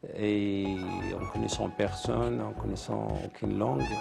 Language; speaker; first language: French; non-native, fluent; Arabic